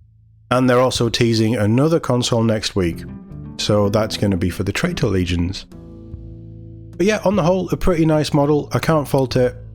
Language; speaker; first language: English; native; English